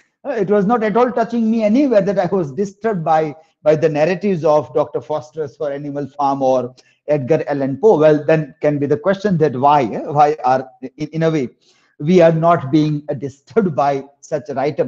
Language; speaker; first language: English; non-native, local second language; Gujarati